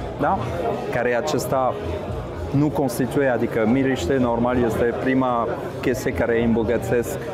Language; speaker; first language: Romanian; non-native, fluent; French